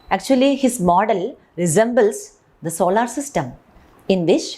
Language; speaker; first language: English; non-native, local second language; Malayalam